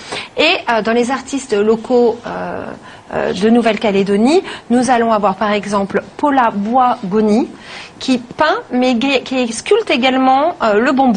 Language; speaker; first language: French; native; French